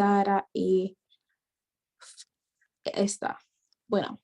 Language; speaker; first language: Spanish; non-native, fluent; English